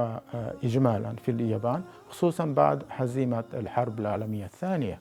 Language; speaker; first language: Arabic; non-native, fluent; Japanese